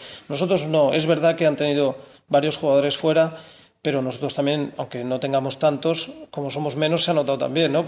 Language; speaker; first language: Spanish; native; Spanish